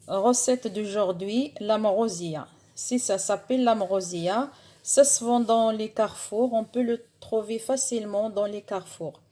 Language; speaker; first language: French; non-native, local second language; Arabic